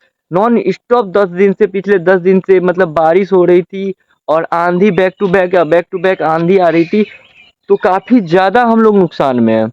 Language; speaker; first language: Hindi; native; Hindi